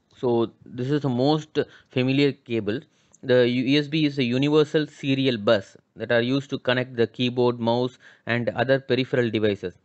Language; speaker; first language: English; non-native, local second language; Tamil